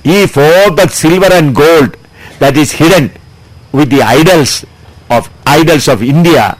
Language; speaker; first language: English; non-native, local second language; Malayalam